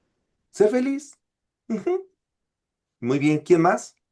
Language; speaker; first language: Spanish; native; Spanish